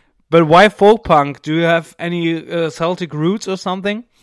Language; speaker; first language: English; non-native, fluent; German